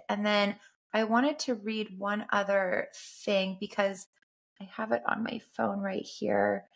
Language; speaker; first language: English; native; English